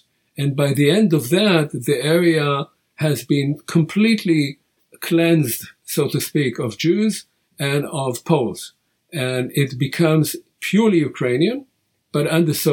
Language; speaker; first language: English; non-native, fluent; Hebrew